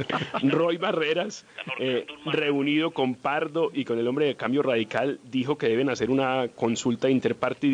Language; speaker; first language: Spanish; native; Spanish